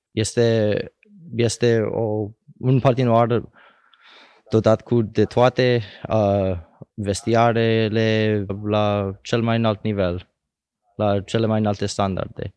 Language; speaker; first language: Romanian; early bilingual, heritage; Romanian